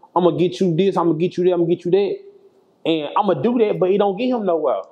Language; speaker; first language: English; native; English